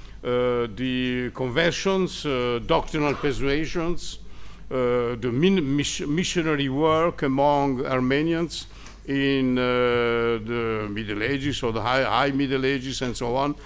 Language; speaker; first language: English; non-native, fluent; Italian